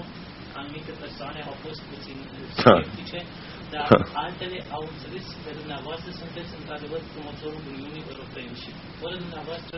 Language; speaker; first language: Romanian; native; Romanian